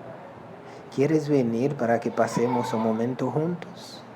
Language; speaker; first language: Spanish; non-native, local second language; Haitian Creole